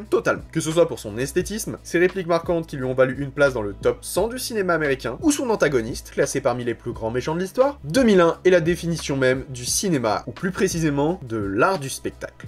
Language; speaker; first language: French; native; French